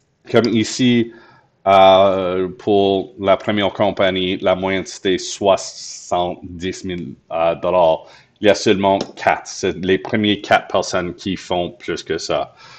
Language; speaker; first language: French; non-native, fluent; English